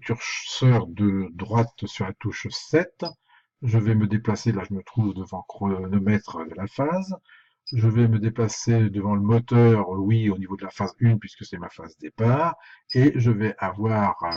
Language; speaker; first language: French; native; French